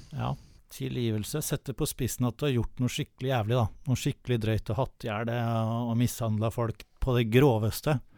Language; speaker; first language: Norwegian; native; Norwegian